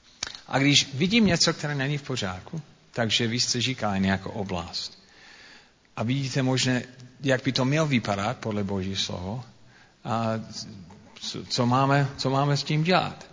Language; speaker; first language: Czech; non-native, fluent; English